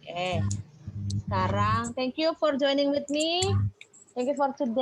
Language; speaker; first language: English; non-native, fluent; Indonesian